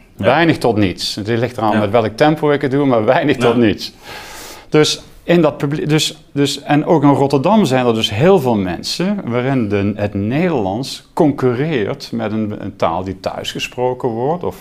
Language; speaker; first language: Dutch; non-native, local second language; Limburgish